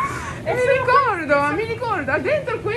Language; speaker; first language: Italian; non-native, learner; Japanese